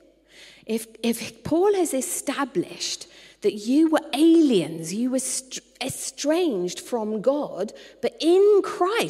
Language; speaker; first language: English; native; English